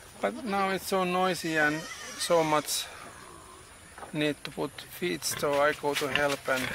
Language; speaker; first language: English; non-native, learner; Finnish